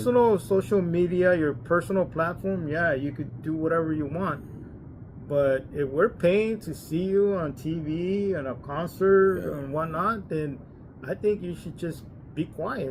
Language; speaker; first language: English; native; English